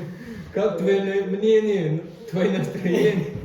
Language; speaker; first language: Russian; non-native, learner; Malay